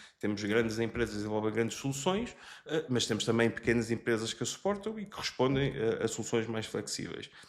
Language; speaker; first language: Portuguese; native; Portuguese